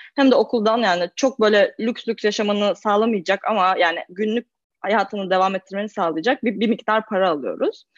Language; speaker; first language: Turkish; native; Turkish